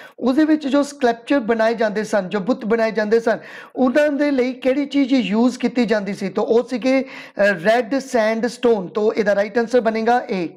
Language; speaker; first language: Hindi; non-native, local second language; Punjabi